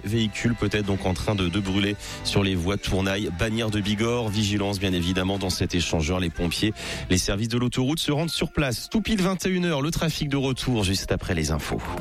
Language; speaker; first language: French; native; French